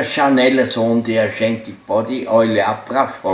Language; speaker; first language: Portuguese; non-native, fluent; German